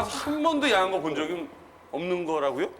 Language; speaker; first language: Korean; native; Korean